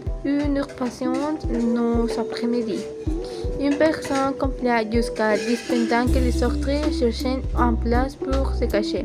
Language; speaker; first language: French; non-native, learner; Spanish